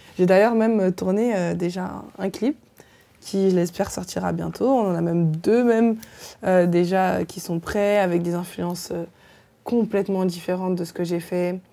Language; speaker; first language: French; native; French